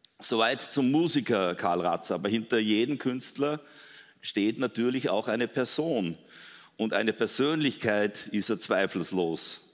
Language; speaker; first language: German; native; German